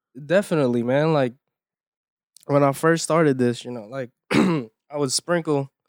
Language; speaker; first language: English; early bilingual, other home language; Iloko